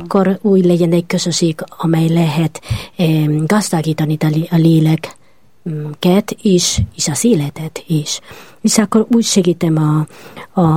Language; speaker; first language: Hungarian; non-native, learner; Spanish